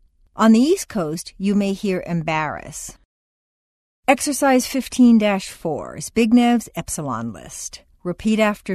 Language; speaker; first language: English; native; English